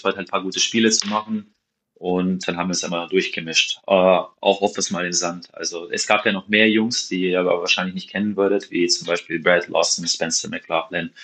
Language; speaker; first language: German; non-native, fluent; Slovenian